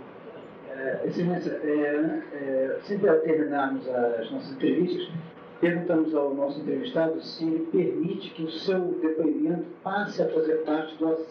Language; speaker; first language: Portuguese; native; Portuguese